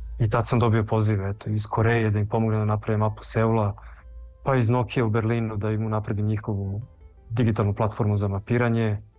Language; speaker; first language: Serbian; early bilingual, heritage; Serbian